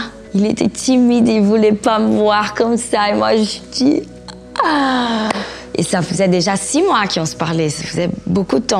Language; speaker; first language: French; non-native, fluent; Portuguese